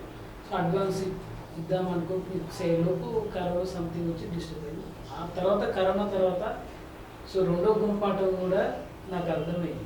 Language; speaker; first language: Telugu; native; Telugu